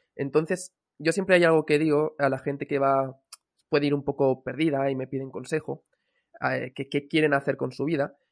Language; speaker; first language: Spanish; native; Spanish